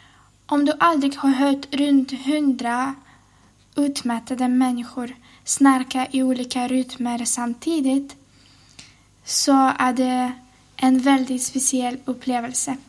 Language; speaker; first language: Swedish; non-native, fluent; Ukrainian